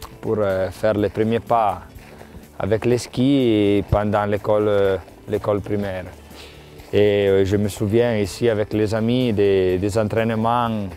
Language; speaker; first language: French; non-native, local second language; Italian